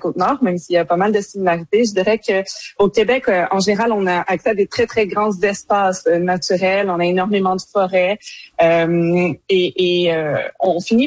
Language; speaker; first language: French; native; French